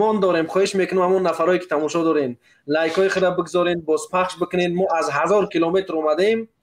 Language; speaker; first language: Persian; native; Persian